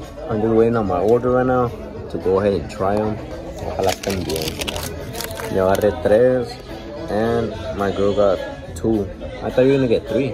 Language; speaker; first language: English; early bilingual, other home language; Spanish